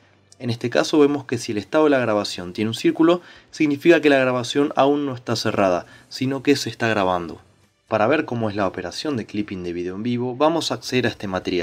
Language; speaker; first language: Spanish; native; Spanish